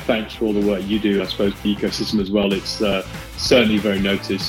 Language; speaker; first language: English; native; English